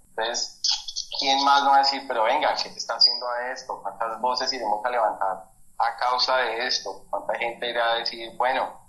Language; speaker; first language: Spanish; native; Spanish